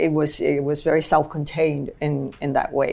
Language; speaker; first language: English; native; English